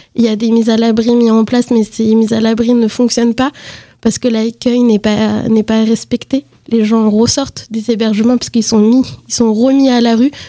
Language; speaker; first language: French; native; French